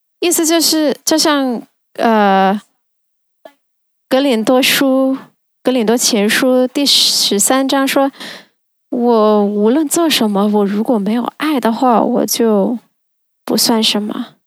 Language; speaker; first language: Chinese; non-native, fluent; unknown